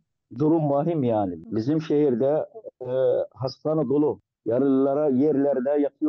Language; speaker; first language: Turkish; non-native, local second language; Arabic